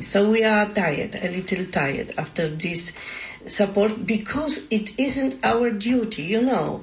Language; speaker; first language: English; non-native, learner; Polish